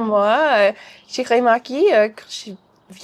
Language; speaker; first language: French; non-native, fluent; English